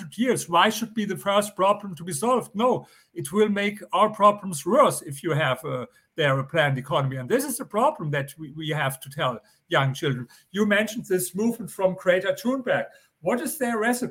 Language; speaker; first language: English; non-native, fluent; German